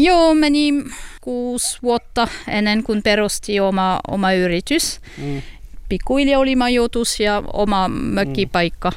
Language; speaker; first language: Finnish; non-native, learner; French